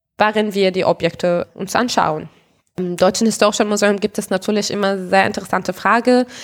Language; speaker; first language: German; non-native, fluent; Arabic